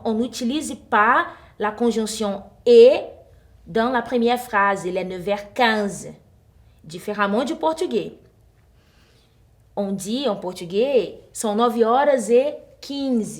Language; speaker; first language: French; non-native, fluent; Portuguese